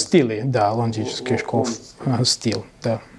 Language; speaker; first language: Russian; non-native, learner; English